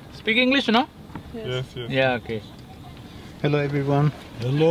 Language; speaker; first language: English; non-native, learner; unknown